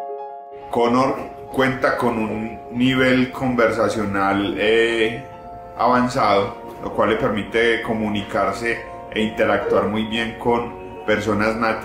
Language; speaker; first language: Spanish; native; Spanish